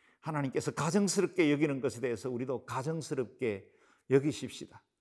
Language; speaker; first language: Korean; native; Korean